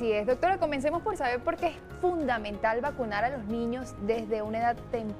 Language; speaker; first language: Spanish; native; Spanish